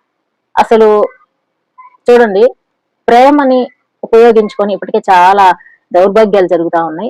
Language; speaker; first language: Telugu; native; Telugu